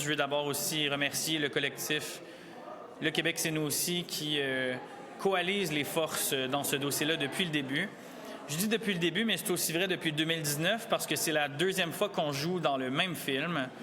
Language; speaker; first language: French; native; French